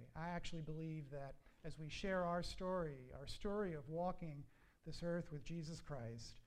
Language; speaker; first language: English; native; English